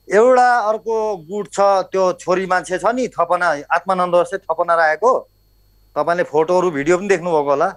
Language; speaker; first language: Nepali; non-native, local second language; Limbu